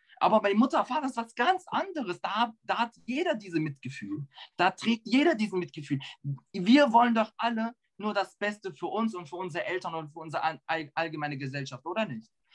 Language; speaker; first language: German; early bilingual, other home language; Turkish